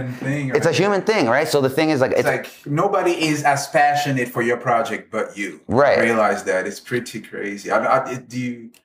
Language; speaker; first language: English; native; English